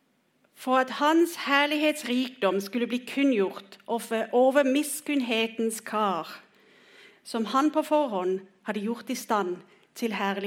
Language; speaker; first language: Norwegian; non-native, fluent; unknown